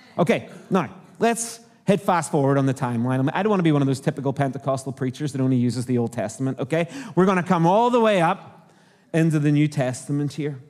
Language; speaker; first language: English; native; English